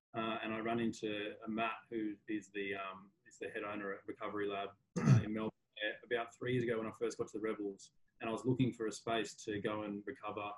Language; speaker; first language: English; native; English